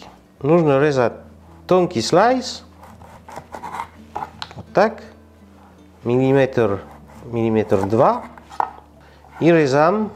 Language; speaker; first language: Russian; non-native, learner; French